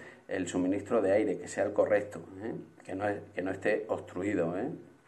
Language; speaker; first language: Spanish; native; Spanish